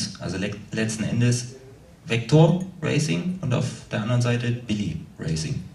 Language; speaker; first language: German; native; German